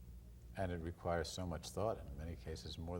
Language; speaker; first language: English; native; English